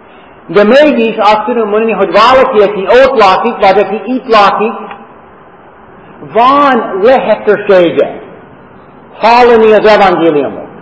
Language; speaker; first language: Hungarian; non-native, fluent; English